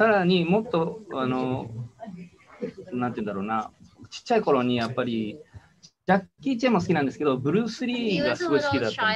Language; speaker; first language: Japanese; native; Japanese